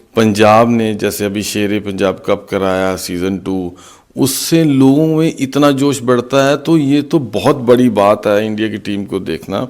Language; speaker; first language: Hindi; non-native, local second language; Punjabi